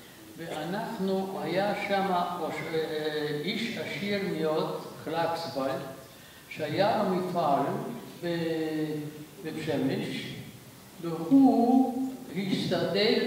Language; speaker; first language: Hebrew; non-native, fluent; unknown